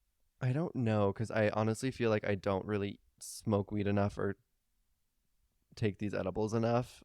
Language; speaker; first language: English; native; English